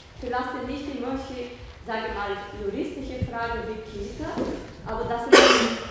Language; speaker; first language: German; non-native, learner; Portuguese